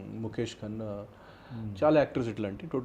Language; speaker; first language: Telugu; non-native, fluent; Hindi